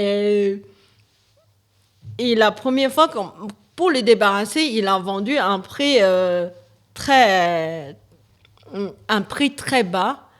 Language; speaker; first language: French; non-native, fluent; Chinese